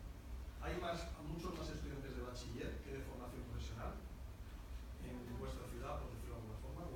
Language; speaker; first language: Spanish; native; Spanish